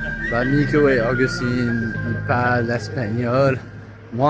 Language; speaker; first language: French; non-native, fluent; English